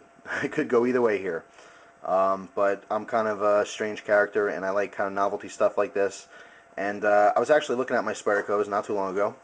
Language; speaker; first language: English; native; English